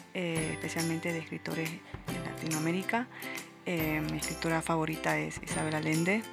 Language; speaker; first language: Spanish; native; Spanish